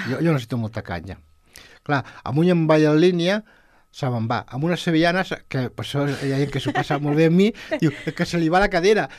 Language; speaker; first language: Catalan; non-native, local second language; Spanish